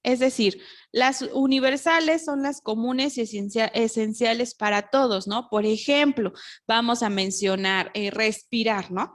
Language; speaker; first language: Spanish; native; Spanish